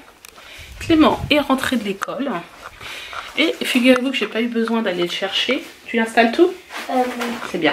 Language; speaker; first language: French; native; French